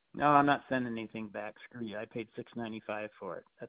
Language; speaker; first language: English; native; English